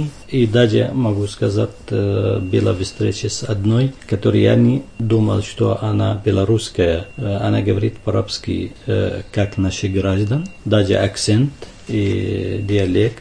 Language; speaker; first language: Russian; non-native, fluent; Arabic